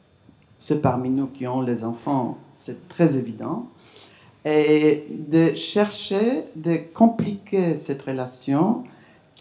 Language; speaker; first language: French; non-native, fluent; English